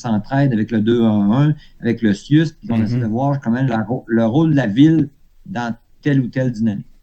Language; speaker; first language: French; native; French